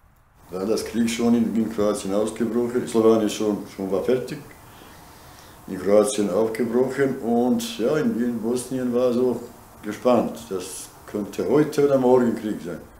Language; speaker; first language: German; non-native, learner; Bosnian